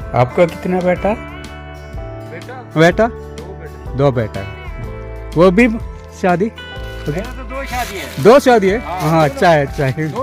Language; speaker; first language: Hindi; non-native, local second language; Malayalam